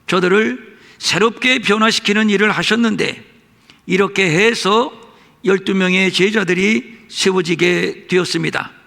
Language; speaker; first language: Korean; native; Korean